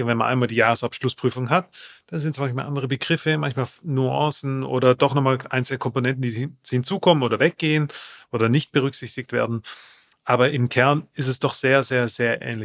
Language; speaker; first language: German; native; German